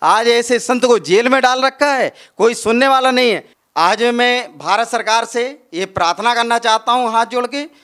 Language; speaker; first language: Hindi; native; Hindi